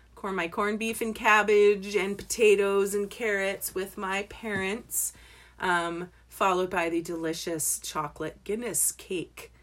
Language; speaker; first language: English; native; English